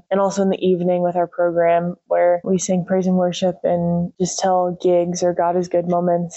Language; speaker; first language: English; native; English